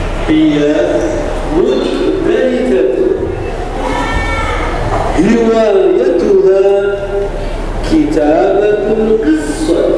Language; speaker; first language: Arabic; non-native, learner; Indonesian